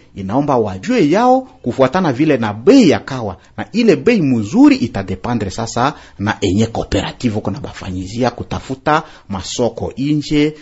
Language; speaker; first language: Swahili; non-native, local second language; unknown